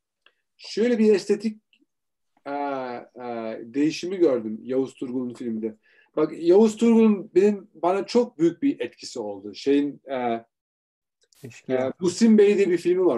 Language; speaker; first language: Turkish; early bilingual, heritage; Turkish